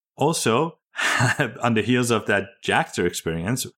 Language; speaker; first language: English; early bilingual, other home language; Persian